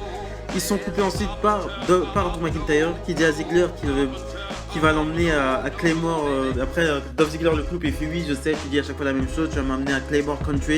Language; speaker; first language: French; native; French